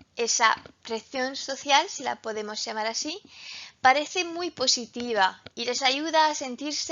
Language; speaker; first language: Spanish; non-native, fluent; French